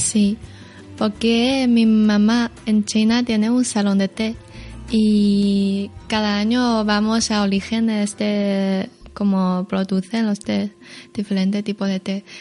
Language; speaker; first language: Spanish; non-native, learner; Chinese